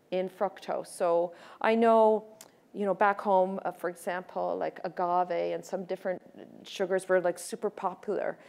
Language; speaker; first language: English; native; English